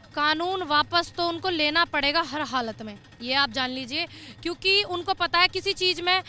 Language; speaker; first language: Hindi; native; Hindi